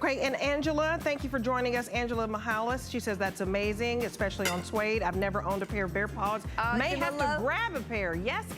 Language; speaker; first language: English; native; English